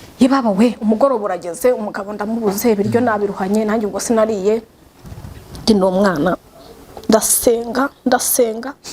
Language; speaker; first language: Kinyarwanda; native; Kinyarwanda